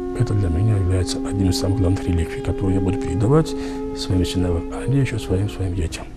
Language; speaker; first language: Russian; non-native, local second language; Georgian